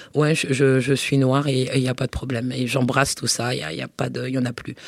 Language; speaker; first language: French; native; French